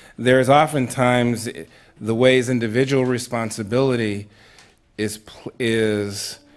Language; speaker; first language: English; native; English